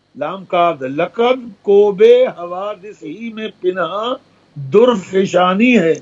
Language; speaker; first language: Urdu; native; Urdu